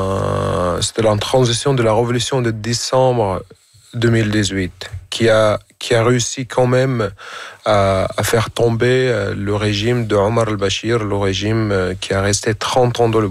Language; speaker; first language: French; non-native, fluent; Arabic